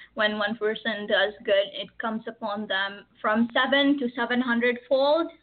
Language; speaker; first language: English; early bilingual, other home language; Arabic